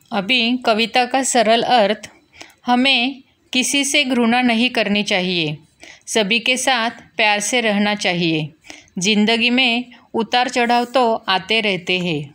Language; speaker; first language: Hindi; non-native, local second language; Marathi